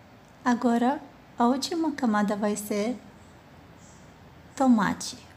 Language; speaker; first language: Portuguese; non-native, fluent; Arabic